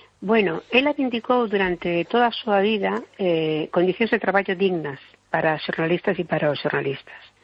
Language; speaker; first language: Galician; non-native, local second language; Spanish